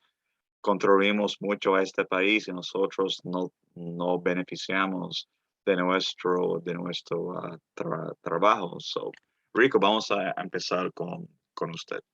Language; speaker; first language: Spanish; early bilingual, heritage; Spanish